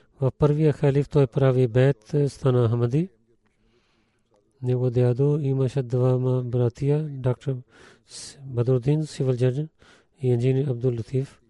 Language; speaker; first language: Bulgarian; non-native, learner; Urdu